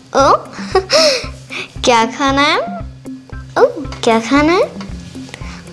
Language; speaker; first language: Hindi; native; Hindi